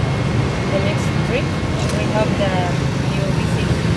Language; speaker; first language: English; non-native, learner; Spanish